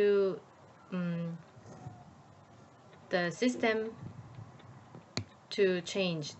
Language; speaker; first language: English; non-native, learner; Korean